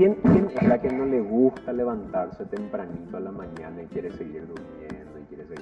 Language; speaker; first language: Spanish; native; Spanish